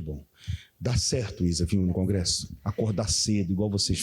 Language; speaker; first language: Portuguese; native; Portuguese